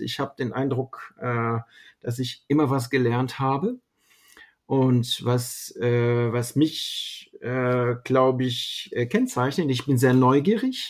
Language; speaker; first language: German; non-native, fluent; French